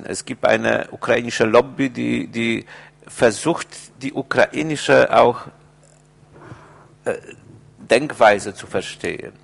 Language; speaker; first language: German; non-native, fluent; Polish